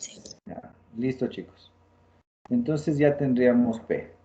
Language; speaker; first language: Spanish; native; Spanish